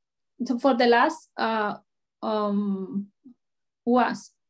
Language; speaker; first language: English; non-native, learner; Spanish